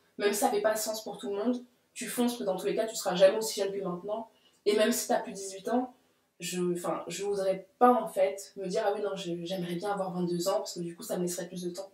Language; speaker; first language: French; native; French